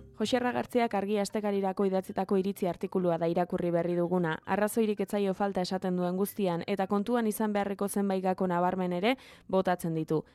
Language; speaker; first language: Basque; native; Basque